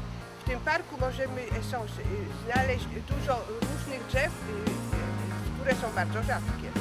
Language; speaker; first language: Polish; early bilingual, heritage; French